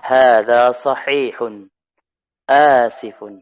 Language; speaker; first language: Arabic; non-native, fluent; Indonesian